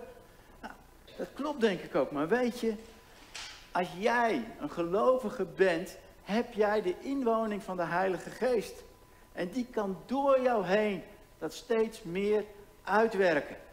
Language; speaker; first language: Dutch; native; Dutch